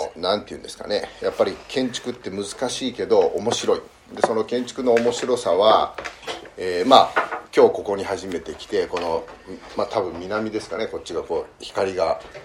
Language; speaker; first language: Japanese; early bilingual, heritage; Japanese